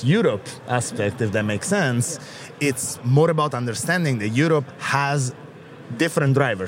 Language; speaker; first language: English; non-native, fluent; Italian